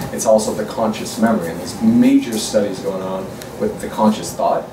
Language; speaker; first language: English; native; English